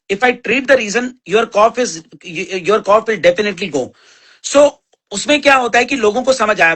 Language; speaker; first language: Hindi; native; Hindi